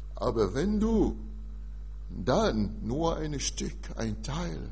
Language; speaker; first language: German; non-native, fluent; French